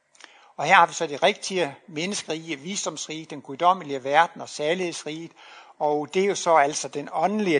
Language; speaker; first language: Danish; native; Danish